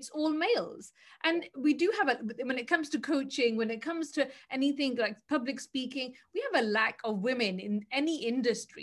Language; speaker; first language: English; native; English